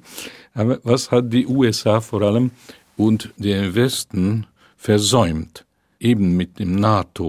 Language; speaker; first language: German; non-native, fluent; Hungarian